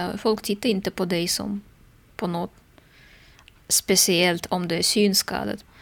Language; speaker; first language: Swedish; non-native, fluent; Russian